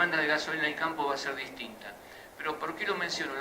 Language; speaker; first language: Spanish; native; Spanish